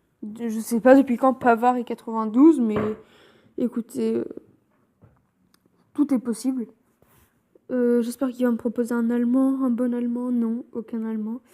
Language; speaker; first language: French; native; French